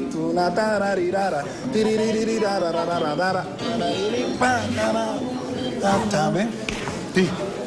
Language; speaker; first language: Bulgarian; non-native, learner; Spanish